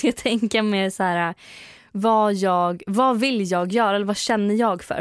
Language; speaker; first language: Swedish; native; Swedish